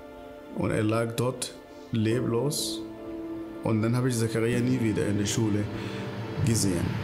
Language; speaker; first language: German; non-native, fluent; Arabic